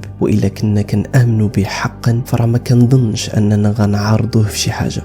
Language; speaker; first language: Arabic; native; Arabic